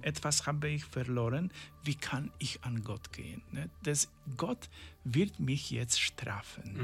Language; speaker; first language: German; non-native, learner; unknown